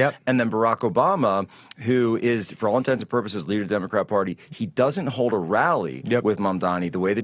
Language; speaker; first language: English; native; English